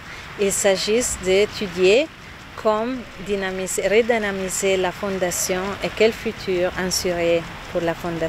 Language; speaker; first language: French; non-native, fluent; Italian